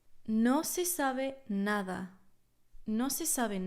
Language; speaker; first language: Spanish; non-native, fluent; English